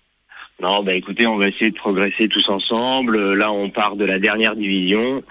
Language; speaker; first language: French; native; French